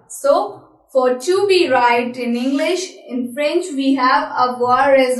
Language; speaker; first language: English; non-native, local second language; Hindi